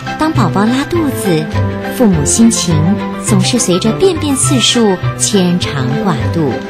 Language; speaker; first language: Chinese; native; Chinese